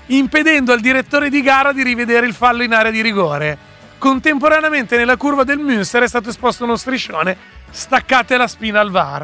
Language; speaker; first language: Italian; native; Italian